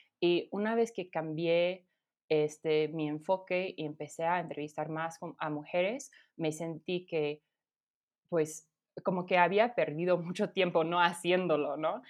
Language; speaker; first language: Spanish; non-native, fluent; English